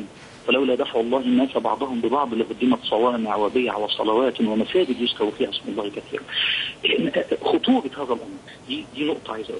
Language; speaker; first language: Arabic; native; Arabic